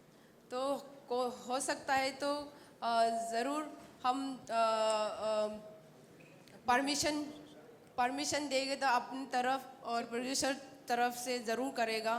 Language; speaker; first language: Hindi; non-native, local second language; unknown